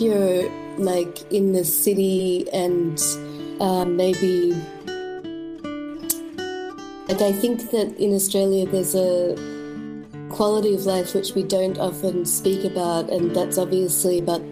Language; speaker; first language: English; native; English